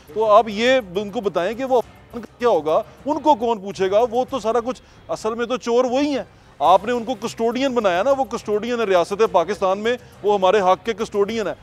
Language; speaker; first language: Urdu; non-native, local second language; Punjabi